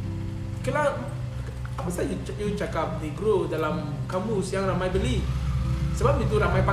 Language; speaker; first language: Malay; non-native, learner; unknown